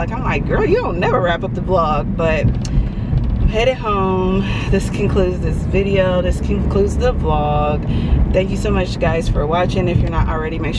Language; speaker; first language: English; native; English